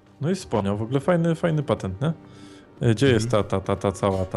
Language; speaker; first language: Polish; native; Polish